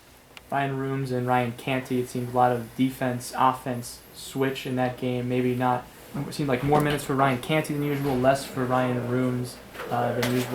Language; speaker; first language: English; native; English